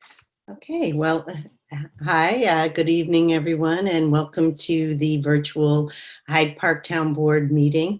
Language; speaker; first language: English; native; English